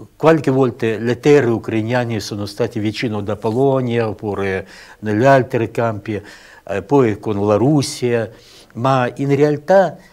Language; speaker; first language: Italian; non-native, learner; Russian